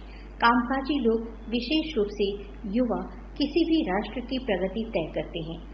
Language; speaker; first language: Hindi; native; Hindi